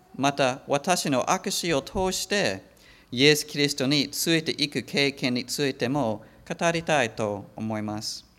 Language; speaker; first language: Japanese; non-native, fluent; English